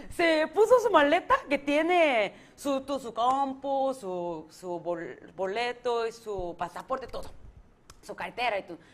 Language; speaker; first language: Spanish; non-native, fluent; Korean